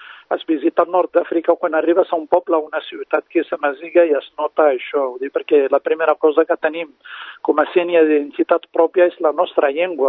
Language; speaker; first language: Catalan; non-native, fluent; Berber languages